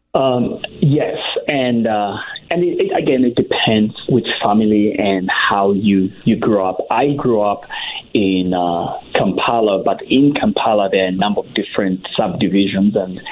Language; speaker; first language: English; early bilingual, other home language; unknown